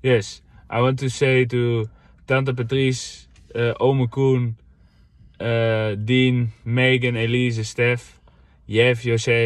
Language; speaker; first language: English; non-native, fluent; Dutch